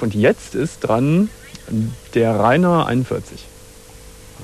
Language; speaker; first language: German; native; German